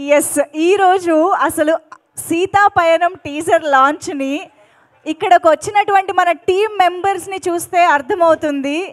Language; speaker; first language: Telugu; native; Telugu